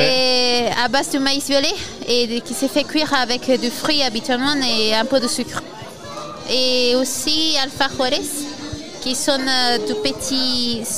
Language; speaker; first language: French; non-native, learner; Spanish